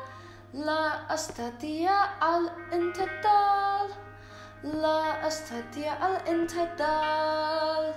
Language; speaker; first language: Arabic; non-native, learner; English